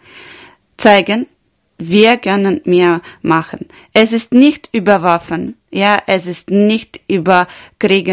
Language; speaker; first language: German; non-native, learner; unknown